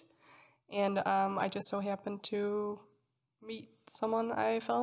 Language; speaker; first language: English; non-native, fluent; Danish